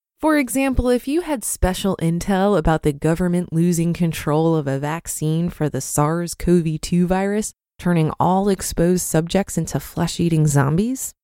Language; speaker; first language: English; native; English